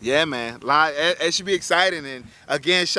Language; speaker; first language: English; native; English